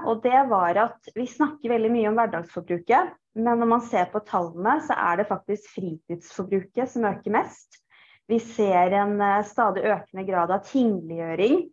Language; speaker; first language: Norwegian; early bilingual, other home language; Persian